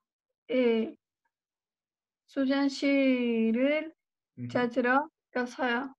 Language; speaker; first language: Korean; non-native, learner; Spanish